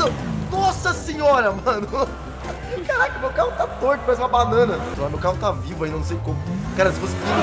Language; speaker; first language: Portuguese; native; Portuguese